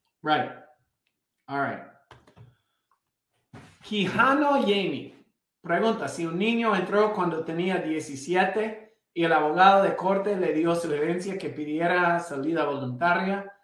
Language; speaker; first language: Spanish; non-native, fluent; English